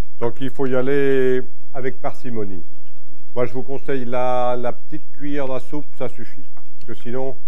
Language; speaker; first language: French; native; French